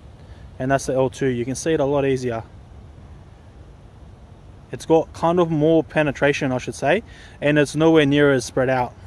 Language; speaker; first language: English; native; English